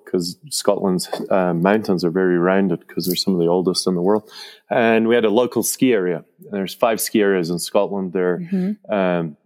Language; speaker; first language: English; native; English